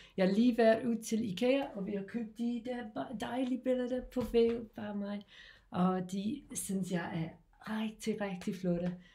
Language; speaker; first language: Danish; non-native, learner; English